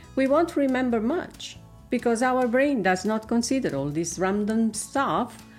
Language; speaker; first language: English; non-native, fluent; Italian